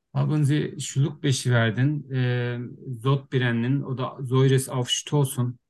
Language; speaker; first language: German; non-native, learner; Turkish